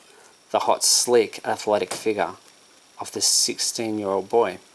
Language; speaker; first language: English; native; English